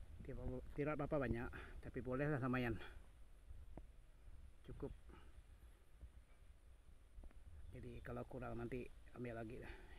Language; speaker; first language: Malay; non-native, local second language; Iban